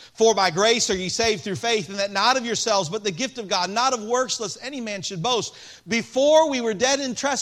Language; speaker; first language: English; native; English